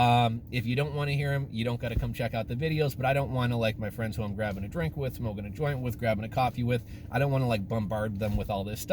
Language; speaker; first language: English; native; English